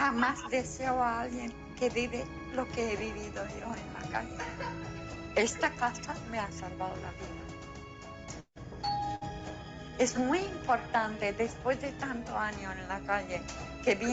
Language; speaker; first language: Spanish; non-native, fluent; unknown